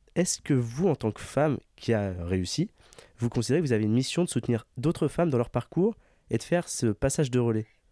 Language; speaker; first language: French; non-native, fluent; English